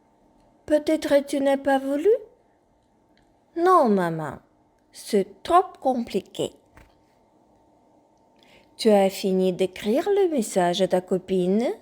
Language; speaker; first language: French; non-native, fluent; Ukrainian